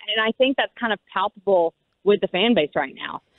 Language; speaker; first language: English; native; English